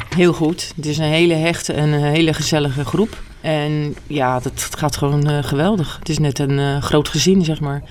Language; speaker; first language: Dutch; native; Dutch